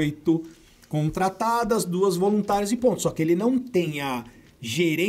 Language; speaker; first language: Portuguese; native; Portuguese